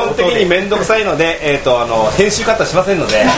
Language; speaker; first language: Japanese; native; Japanese